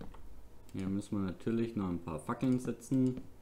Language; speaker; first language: German; native; German